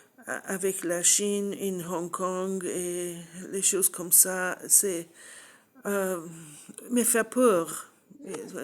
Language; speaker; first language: French; non-native, learner; English